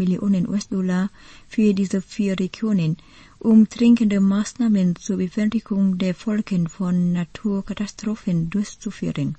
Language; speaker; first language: German; non-native, fluent; Vietnamese